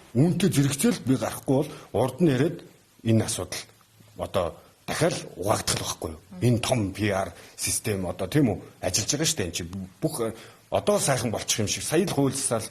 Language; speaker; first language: Mongolian; native; Mongolian